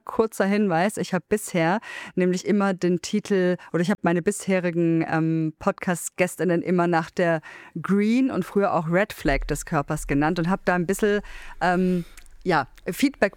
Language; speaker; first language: German; native; German